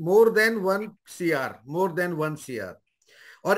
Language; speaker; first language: Hindi; native; Hindi